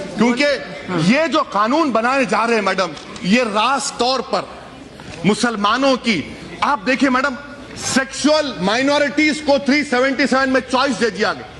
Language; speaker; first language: Urdu; native; Urdu